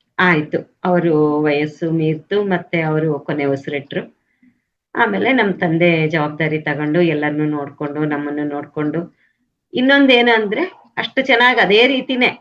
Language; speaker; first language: Kannada; native; Kannada